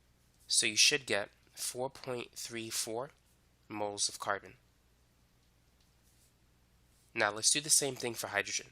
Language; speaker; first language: English; native; English